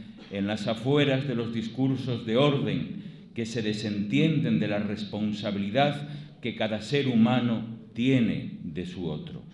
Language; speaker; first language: Spanish; native; Spanish